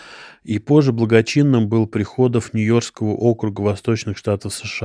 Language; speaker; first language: Russian; native; Russian